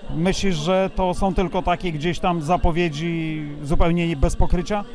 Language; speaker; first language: Polish; native; Polish